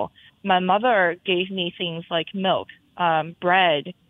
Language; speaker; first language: English; non-native, fluent; Chinese